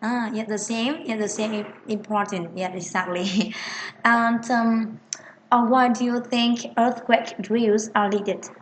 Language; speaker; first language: English; non-native, fluent; Vietnamese